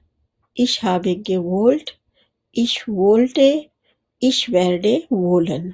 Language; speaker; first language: German; non-native, fluent; Urdu